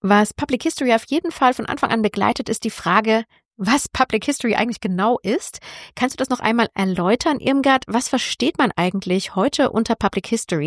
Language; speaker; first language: German; native; German